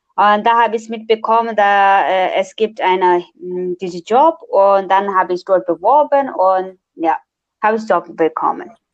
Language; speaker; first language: German; non-native, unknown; Nepali